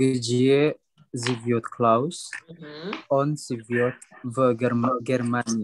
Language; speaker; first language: Russian; non-native, learner; Indonesian